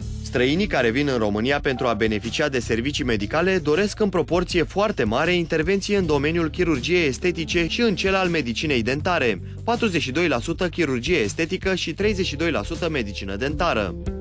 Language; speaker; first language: Romanian; native; Romanian